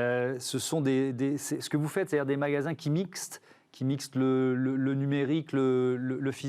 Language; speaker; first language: French; native; French